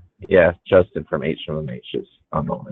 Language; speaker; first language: English; native; English